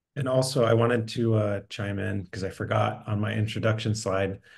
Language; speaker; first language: English; native; English